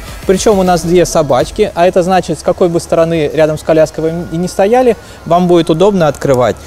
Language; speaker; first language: Russian; native; Russian